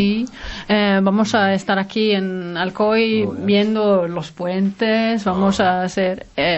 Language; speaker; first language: Spanish; non-native, fluent; Swedish